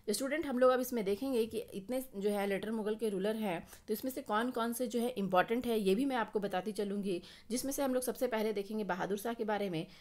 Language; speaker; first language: Hindi; native; Hindi